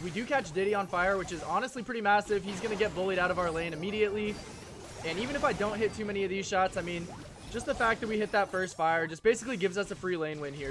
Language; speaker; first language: English; native; English